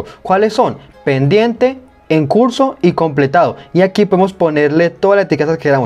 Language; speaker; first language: Spanish; native; Spanish